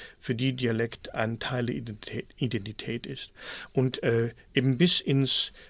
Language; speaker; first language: German; native; German